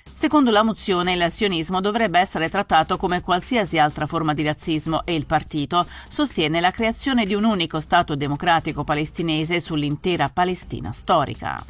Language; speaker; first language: Italian; native; Italian